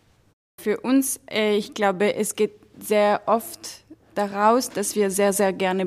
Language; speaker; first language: German; non-native, fluent; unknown